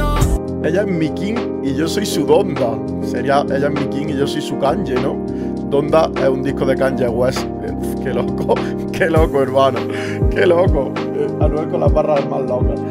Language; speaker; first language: Spanish; native; Spanish